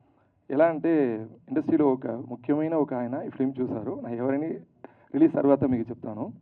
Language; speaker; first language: Telugu; early bilingual, heritage; Telugu